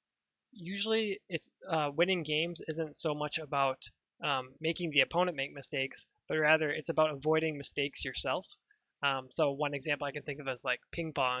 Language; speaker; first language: English; native; English